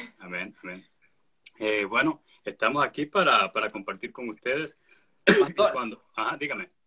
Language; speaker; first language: Spanish; native; Spanish